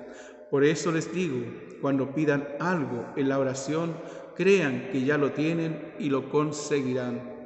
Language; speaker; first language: Spanish; native; Spanish